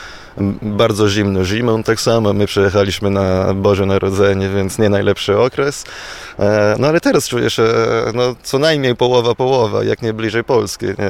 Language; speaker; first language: Polish; non-native, fluent; Italian